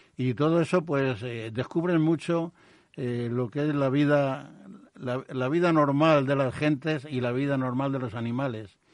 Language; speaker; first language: Spanish; native; Spanish